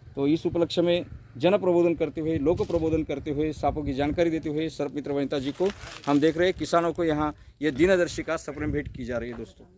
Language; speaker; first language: Hindi; non-native, local second language; Marathi